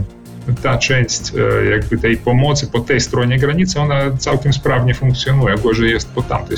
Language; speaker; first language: Polish; early bilingual, heritage; Polish